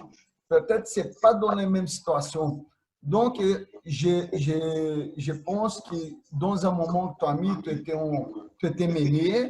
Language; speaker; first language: French; non-native, fluent; Portuguese